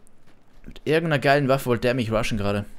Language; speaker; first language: German; native; German